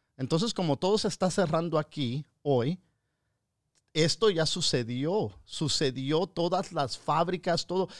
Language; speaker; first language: Spanish; early bilingual, other home language; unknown